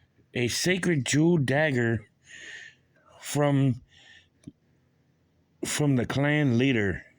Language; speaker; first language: English; native; English